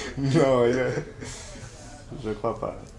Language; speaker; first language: French; non-native, learner; Spanish